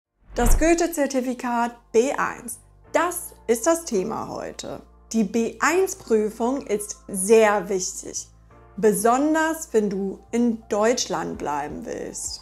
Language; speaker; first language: German; non-native, fluent; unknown